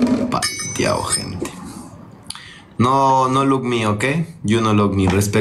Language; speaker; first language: English; non-native, learner; Spanish